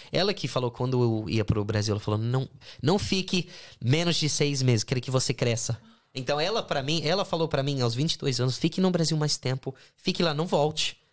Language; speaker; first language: Portuguese; non-native, fluent; English